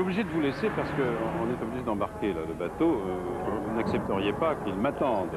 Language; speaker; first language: French; native; French